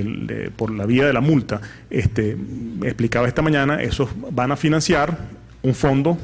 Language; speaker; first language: Spanish; native; Spanish